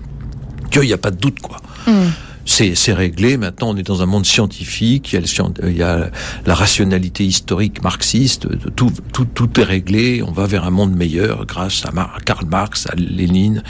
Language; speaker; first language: French; native; French